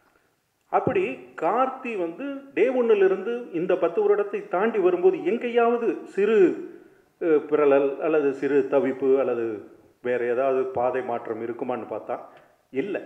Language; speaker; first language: Tamil; native; Tamil